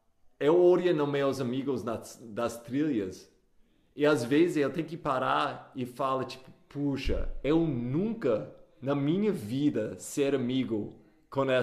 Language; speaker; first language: Portuguese; non-native, fluent; English